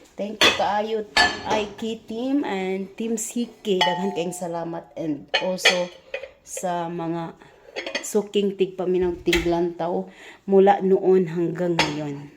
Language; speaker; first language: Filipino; non-native, local second language; Cebuano